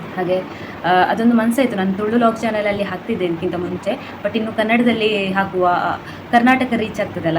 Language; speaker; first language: Kannada; non-native, local second language; Tulu